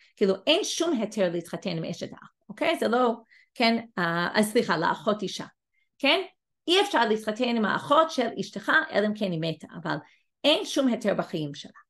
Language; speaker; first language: Hebrew; non-native, fluent; English